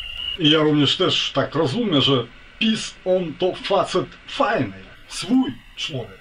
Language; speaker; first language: Polish; non-native, fluent; Ukrainian